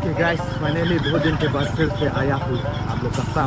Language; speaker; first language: Hindi; non-native, local second language; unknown